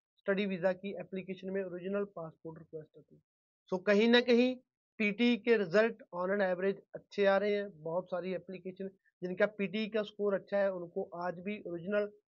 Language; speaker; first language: Hindi; non-native, local second language; Punjabi